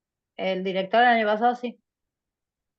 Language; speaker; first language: Spanish; native; Spanish